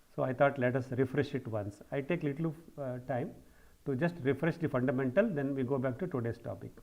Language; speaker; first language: English; non-native, local second language; Kannada